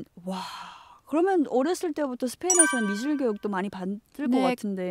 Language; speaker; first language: Korean; native; Korean